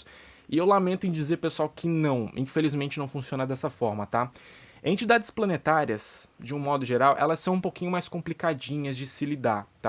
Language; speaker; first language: Portuguese; native; Portuguese